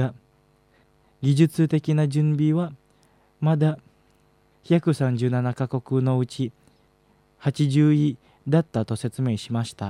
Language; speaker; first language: Japanese; non-native, fluent; Indonesian